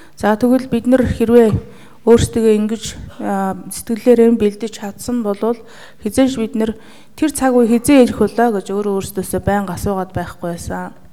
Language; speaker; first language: Mongolian; native; Mongolian